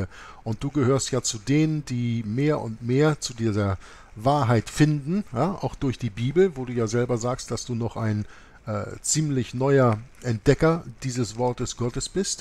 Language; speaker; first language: German; native; German